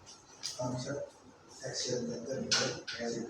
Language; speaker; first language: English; non-native, learner; Indonesian